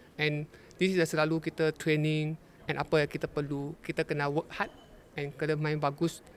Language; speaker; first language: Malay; non-native, local second language; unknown